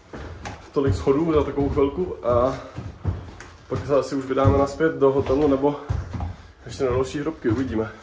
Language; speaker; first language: Czech; native; Czech